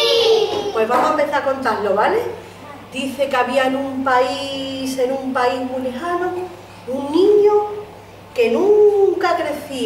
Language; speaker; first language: Spanish; native; Spanish